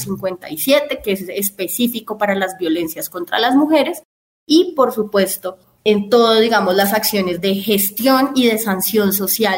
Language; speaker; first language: Spanish; native; Spanish